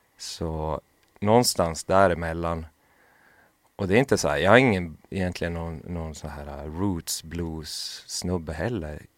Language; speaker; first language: Swedish; native; Swedish